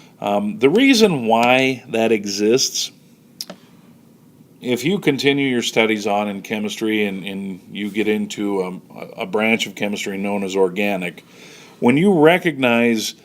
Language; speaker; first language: English; native; English